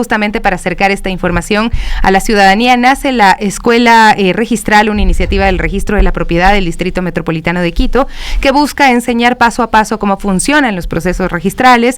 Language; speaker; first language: Spanish; native; Spanish